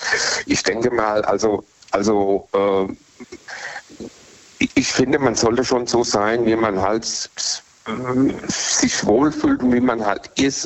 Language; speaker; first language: German; native; German